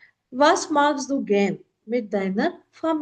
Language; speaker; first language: German; non-native, fluent; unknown